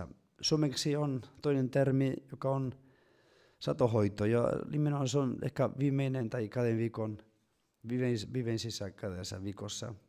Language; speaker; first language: Finnish; non-native, fluent; Spanish